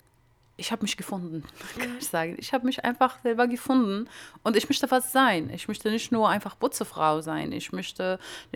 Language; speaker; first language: German; non-native, learner; Arabic